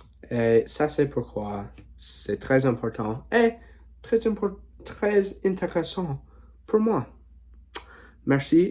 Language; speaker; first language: French; non-native, learner; English